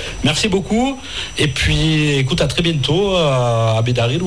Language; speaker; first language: French; native; French